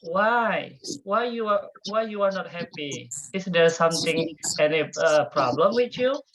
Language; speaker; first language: English; non-native, fluent; Indonesian